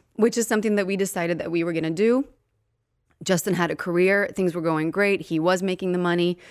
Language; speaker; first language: English; non-native, fluent; Swedish